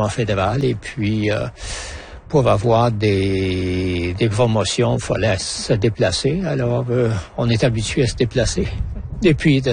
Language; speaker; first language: French; native; French